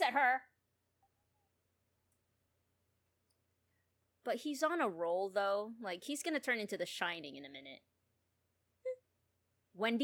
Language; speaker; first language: English; non-native, local second language; Filipino